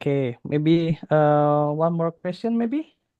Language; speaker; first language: English; non-native, fluent; Indonesian